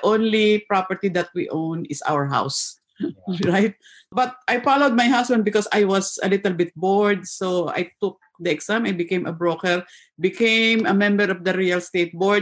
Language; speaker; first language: English; non-native, local second language; Filipino